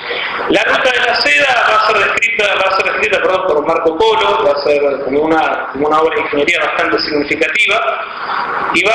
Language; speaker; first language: Spanish; native; Spanish